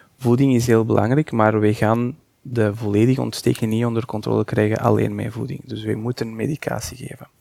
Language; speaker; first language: Dutch; non-native, fluent; Portuguese